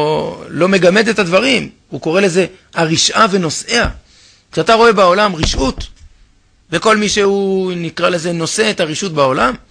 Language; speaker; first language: Hebrew; native; Hebrew